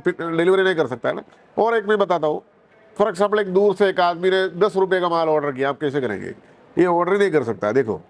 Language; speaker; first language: Hindi; non-native, local second language; Malayalam